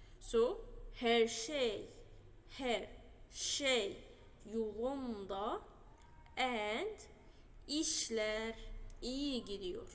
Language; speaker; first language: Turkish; non-native, fluent; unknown